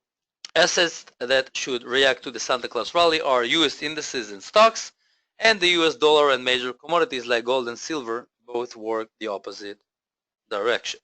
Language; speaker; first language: English; non-native, fluent; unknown